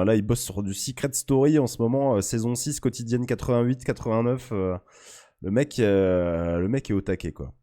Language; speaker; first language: French; native; French